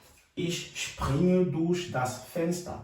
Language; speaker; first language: German; non-native, fluent; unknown